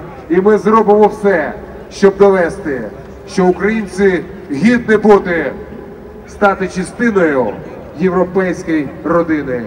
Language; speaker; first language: Ukrainian; non-native, local second language; Russian